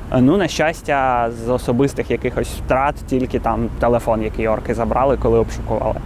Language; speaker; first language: Ukrainian; non-native, local second language; Russian